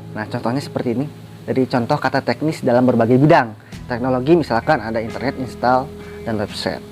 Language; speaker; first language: Indonesian; native; Indonesian